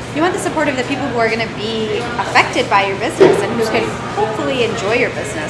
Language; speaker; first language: English; native; English